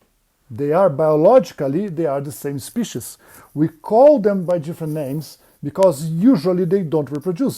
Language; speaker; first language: English; non-native, fluent; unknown